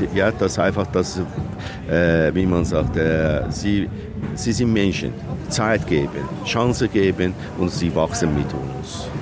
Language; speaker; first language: German; non-native, learner; Persian